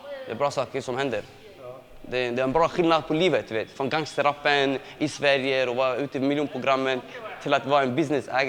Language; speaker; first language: Swedish; early bilingual, other home language; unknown